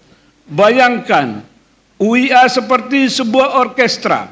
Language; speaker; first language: Indonesian; native; Indonesian